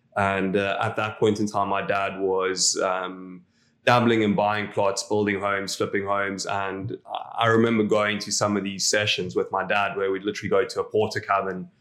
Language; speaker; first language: English; non-native, local second language; Afrikaans